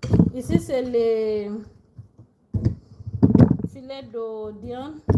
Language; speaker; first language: French; non-native, learner; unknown